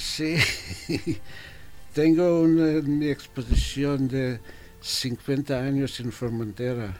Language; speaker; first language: Spanish; non-native, fluent; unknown